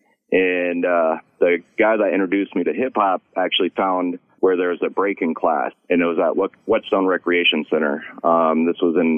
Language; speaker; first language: English; native; English